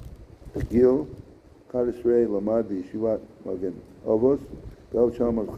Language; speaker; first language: Hebrew; non-native, fluent; English